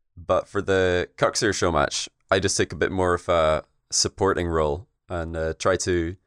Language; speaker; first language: English; native; English